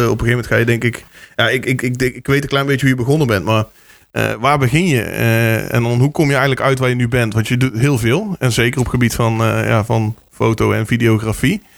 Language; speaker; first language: Dutch; native; Dutch